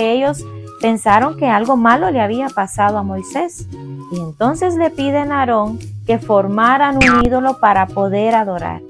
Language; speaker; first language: Spanish; native; Spanish